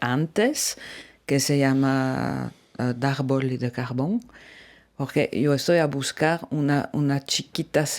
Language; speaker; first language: Spanish; non-native, learner; French